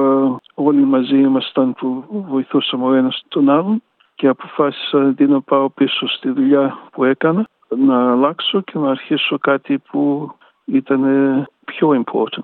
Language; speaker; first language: Greek; early bilingual, heritage; Greek